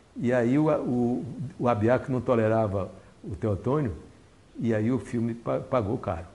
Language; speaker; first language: Portuguese; native; Portuguese